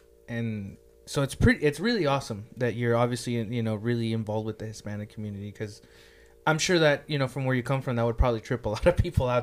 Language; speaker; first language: English; early bilingual, other home language; Spanish